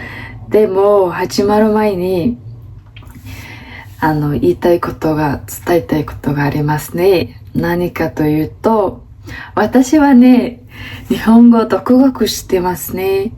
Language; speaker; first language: Japanese; non-native, fluent; Mongolian